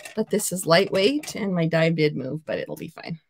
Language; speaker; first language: English; native; English